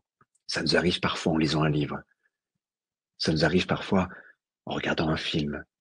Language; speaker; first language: French; native; French